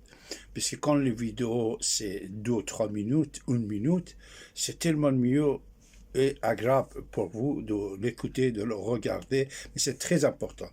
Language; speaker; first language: French; non-native, fluent; Persian